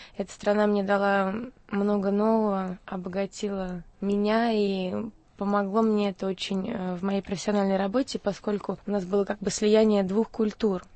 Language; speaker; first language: Russian; native; Russian